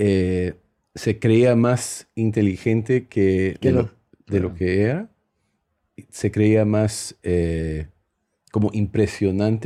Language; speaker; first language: Spanish; early bilingual, heritage; Spanish